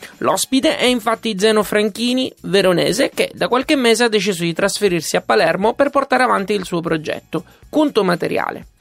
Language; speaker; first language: Italian; native; Italian